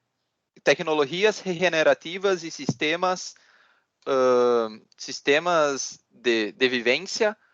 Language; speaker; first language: Spanish; non-native, learner; Portuguese